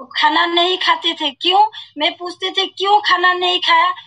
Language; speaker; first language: Hindi; non-native, local second language; Assamese